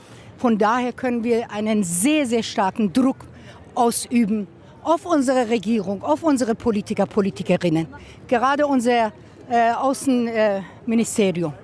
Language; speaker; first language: German; non-native, fluent; Persian